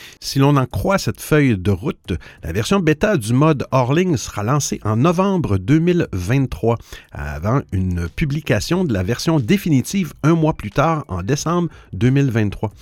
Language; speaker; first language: French; native; French